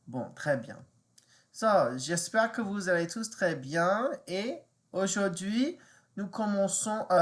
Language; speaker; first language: French; non-native, learner; English